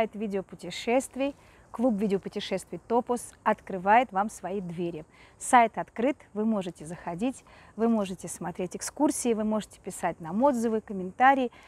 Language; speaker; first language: Russian; native; Russian